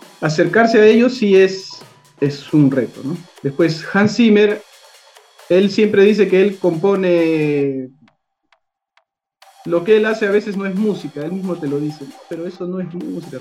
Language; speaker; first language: Spanish; native; Spanish